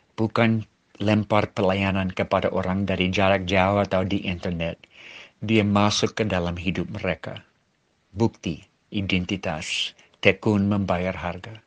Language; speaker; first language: Malay; non-native, fluent; English